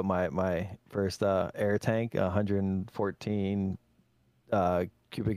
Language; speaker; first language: English; native; English